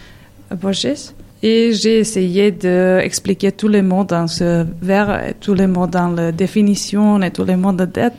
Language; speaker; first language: French; non-native, learner; Serbian